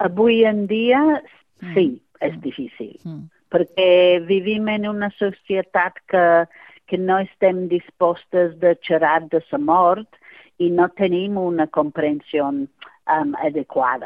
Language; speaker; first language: Catalan; non-native, fluent; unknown